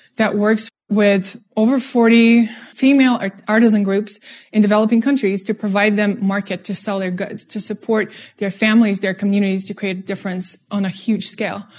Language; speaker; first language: English; non-native, fluent; Russian